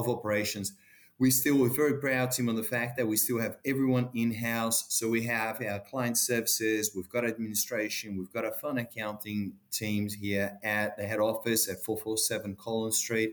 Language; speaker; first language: English; non-native, fluent; Portuguese